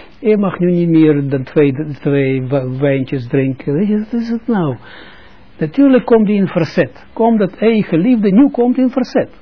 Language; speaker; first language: Dutch; non-native, fluent; Russian